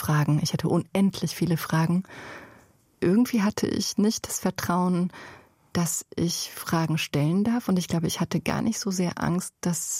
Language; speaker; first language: German; native; German